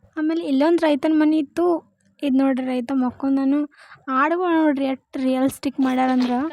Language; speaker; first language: Kannada; non-native, local second language; Lambadi